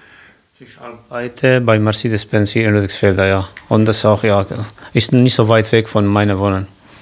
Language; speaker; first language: German; non-native, learner; Arabic